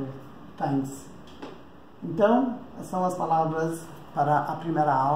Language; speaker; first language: Portuguese; non-native, fluent; Persian